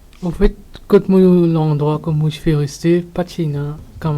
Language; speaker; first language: French; non-native, local second language; Morisyen